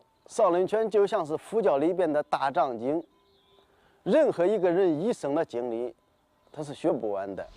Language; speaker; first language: Chinese; native; Chinese